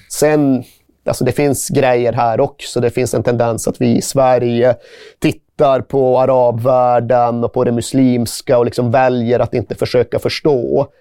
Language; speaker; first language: Swedish; native; Swedish